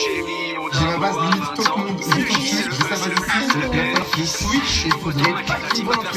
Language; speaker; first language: French; native; French